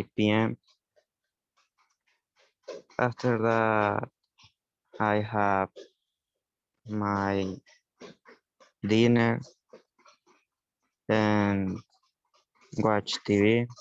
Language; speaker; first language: English; non-native, learner; Spanish